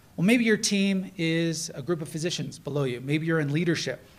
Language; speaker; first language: English; native; English